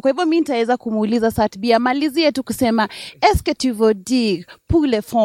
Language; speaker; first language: French; non-native, learner; Swahili